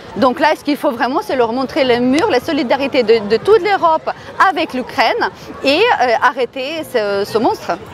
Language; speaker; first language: French; non-native, fluent; Ukrainian